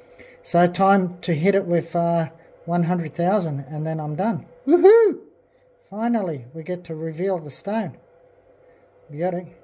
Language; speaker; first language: English; native; English